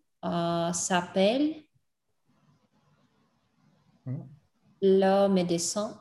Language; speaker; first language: French; non-native, learner; English